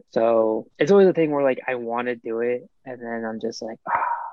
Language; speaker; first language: English; native; English